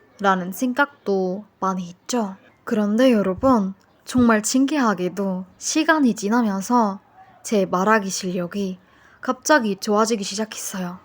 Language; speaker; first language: Korean; non-native, fluent; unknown